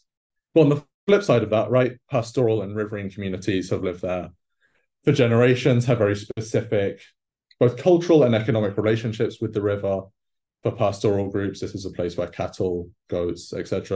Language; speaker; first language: English; native; English